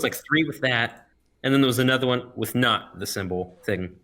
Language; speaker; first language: English; native; English